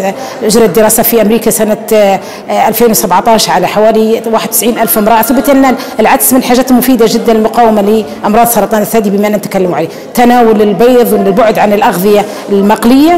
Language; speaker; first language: Arabic; native; Arabic